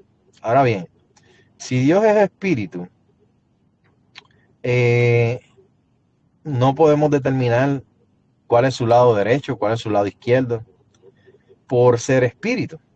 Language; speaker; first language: Spanish; native; Spanish